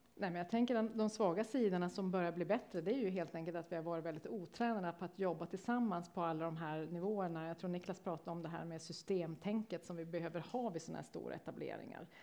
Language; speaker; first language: Swedish; native; Swedish